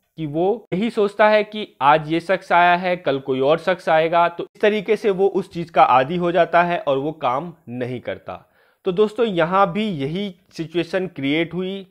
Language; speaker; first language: Hindi; native; Hindi